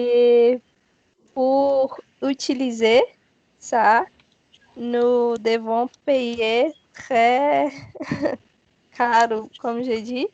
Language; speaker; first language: French; non-native, learner; Portuguese